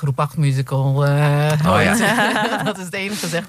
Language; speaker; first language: Dutch; native; Dutch